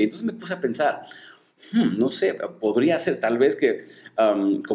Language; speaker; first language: Spanish; native; Spanish